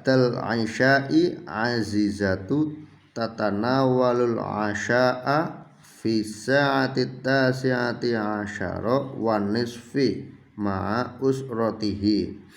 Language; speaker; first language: Arabic; non-native, learner; Indonesian